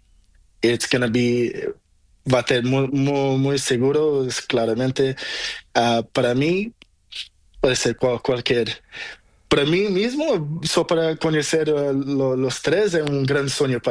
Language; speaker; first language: Spanish; non-native, learner; Portuguese